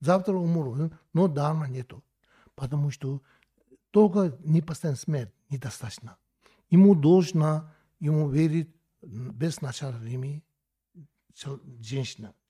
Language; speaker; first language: Russian; non-native, learner; Tibetan